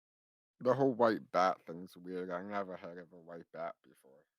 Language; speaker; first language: English; native; English